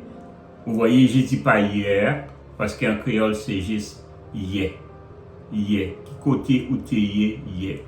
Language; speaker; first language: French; non-native, local second language; Haitian Creole